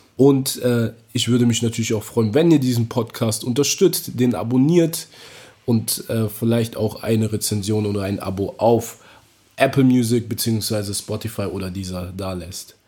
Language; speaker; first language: German; native; German